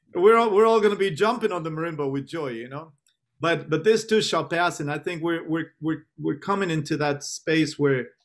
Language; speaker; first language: English; non-native, fluent; Spanish